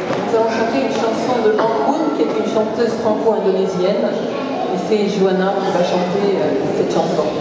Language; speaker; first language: French; native; French